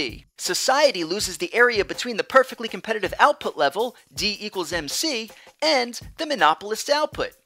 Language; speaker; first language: English; native; English